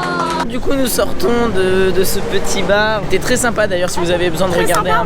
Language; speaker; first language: French; native; French